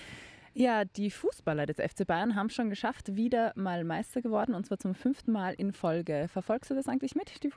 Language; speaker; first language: German; native; German